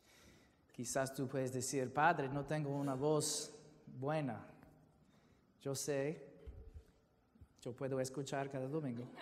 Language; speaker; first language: Spanish; non-native, fluent; English